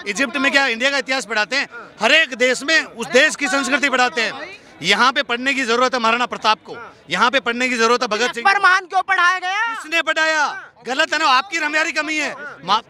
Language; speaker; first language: Hindi; native; Hindi